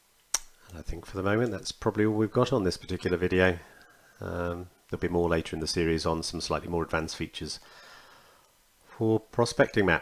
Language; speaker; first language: English; native; English